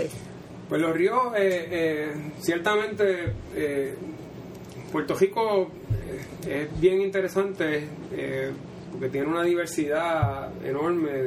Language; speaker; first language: Spanish; native; Spanish